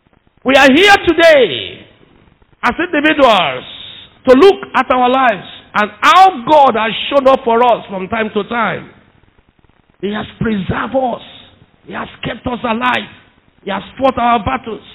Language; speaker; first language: English; non-native, local second language; Yoruba